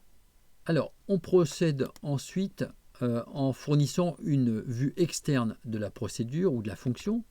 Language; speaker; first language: French; native; French